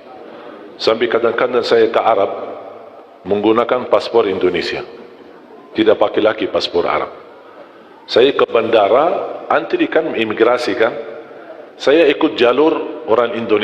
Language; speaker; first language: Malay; non-native, fluent; Arabic